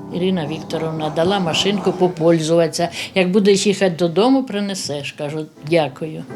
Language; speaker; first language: Ukrainian; native; Ukrainian